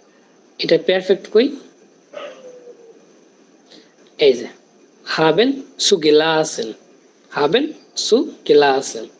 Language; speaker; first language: German; non-native, learner; Bangla